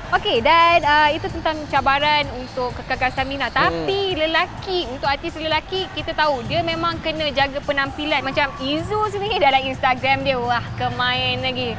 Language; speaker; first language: Malay; native; Malay